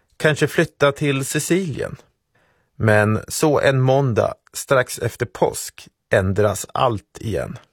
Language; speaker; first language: Swedish; native; Swedish